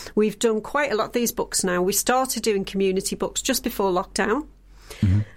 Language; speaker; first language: English; native; English